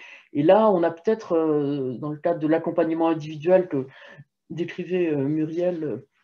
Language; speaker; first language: French; native; French